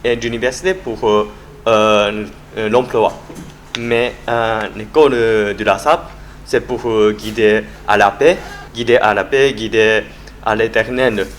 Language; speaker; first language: French; non-native, learner; Japanese